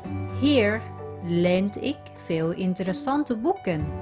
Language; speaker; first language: Dutch; non-native, fluent; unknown